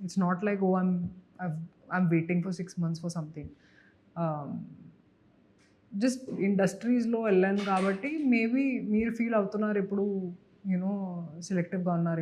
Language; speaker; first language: Telugu; non-native, fluent; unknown